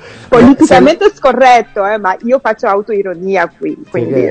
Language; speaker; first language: Italian; non-native, fluent; Albanian